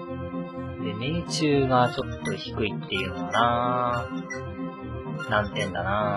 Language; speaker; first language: Japanese; native; Japanese